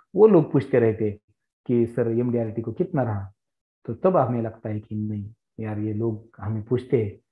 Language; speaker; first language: Hindi; non-native, local second language; Marathi